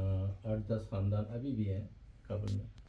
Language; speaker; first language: Hindi; non-native, fluent; Pashto